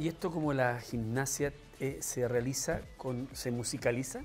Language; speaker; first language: Spanish; native; Spanish